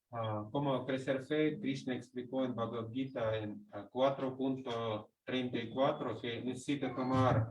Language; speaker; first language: Spanish; non-native, learner; Russian